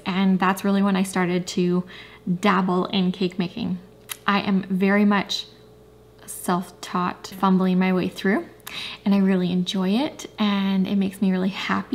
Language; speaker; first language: English; native; English